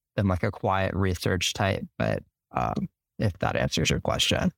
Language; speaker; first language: English; native; English